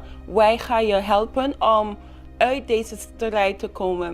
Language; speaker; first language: Dutch; non-native, local second language; Papiamento